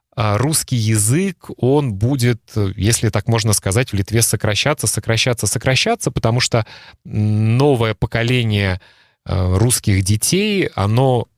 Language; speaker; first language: Russian; native; Russian